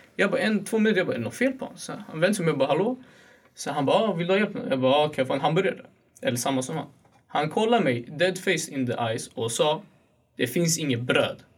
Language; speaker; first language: Swedish; early bilingual, other home language; Kurdish